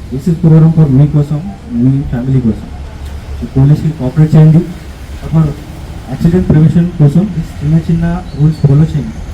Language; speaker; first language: Telugu; non-native, learner; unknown